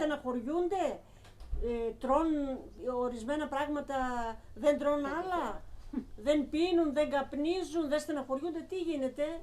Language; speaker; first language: Greek; native; Greek